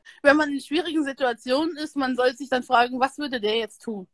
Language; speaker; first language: German; native; German